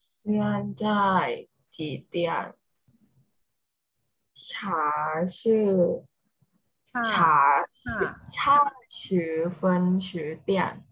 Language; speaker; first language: Chinese; non-native, learner; Thai